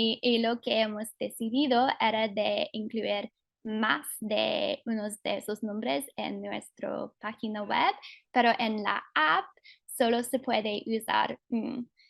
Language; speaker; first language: Spanish; non-native, fluent; English